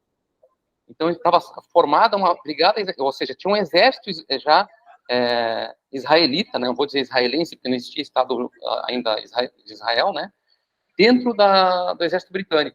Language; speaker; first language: Portuguese; early bilingual, other home language; Arabic